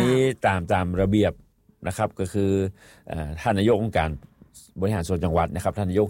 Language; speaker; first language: Thai; non-native, local second language; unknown